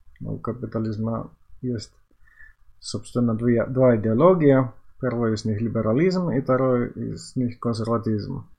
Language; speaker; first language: Russian; non-native, fluent; Finnish